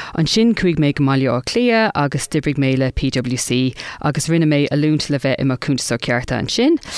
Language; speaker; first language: Irish; non-native, local second language; English